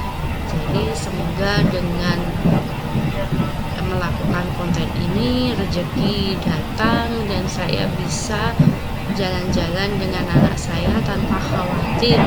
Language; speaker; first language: Indonesian; non-native, local second language; Javanese